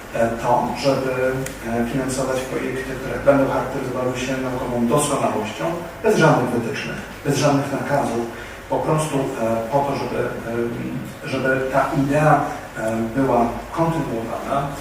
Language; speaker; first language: Polish; native; Polish